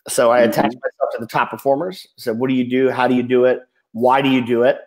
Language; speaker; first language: English; native; English